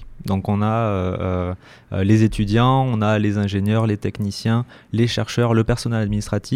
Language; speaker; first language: French; native; French